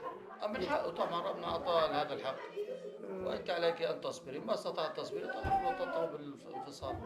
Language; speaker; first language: Arabic; native; Arabic